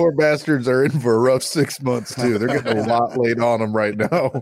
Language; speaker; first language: English; native; English